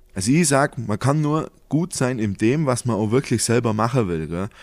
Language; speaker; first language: German; native; German